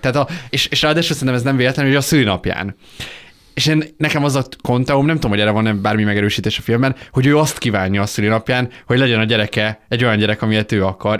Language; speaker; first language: Hungarian; native; Hungarian